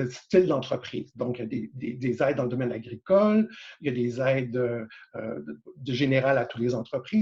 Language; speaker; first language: French; native; French